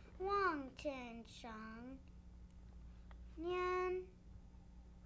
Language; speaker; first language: Chinese; non-native, learner; English